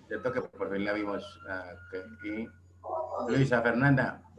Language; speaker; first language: Spanish; native; Spanish